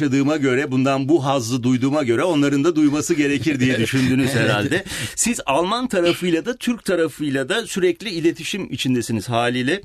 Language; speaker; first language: Turkish; native; Turkish